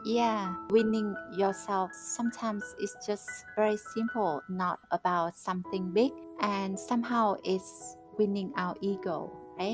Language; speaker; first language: English; non-native, fluent; Vietnamese